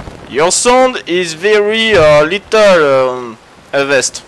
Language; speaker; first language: English; non-native, learner; French